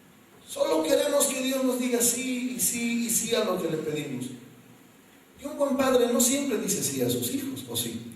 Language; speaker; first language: Spanish; native; Spanish